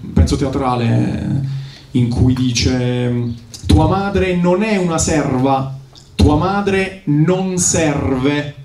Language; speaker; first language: Italian; native; Italian